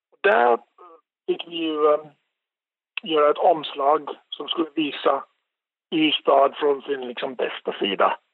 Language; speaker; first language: Swedish; non-native, local second language; Finnish